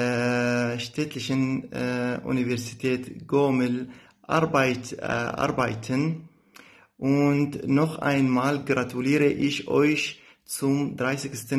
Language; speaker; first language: German; non-native, fluent; Arabic